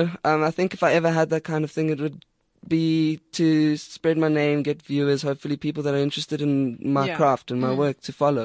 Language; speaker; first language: English; native; English